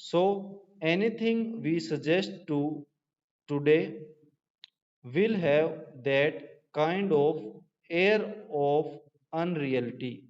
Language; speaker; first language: English; non-native, local second language; Hindi